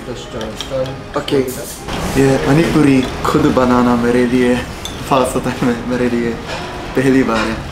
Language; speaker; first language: Hindi; non-native, fluent; Japanese